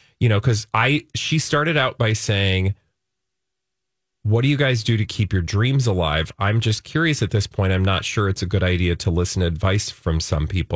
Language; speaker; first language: English; native; English